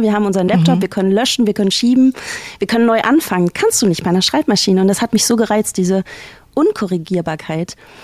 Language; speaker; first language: German; native; German